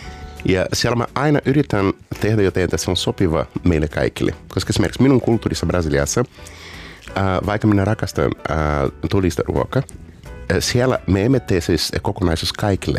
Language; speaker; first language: Finnish; non-native, fluent; Portuguese